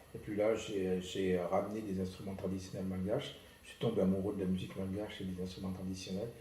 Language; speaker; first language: French; early bilingual, other home language; Malagasy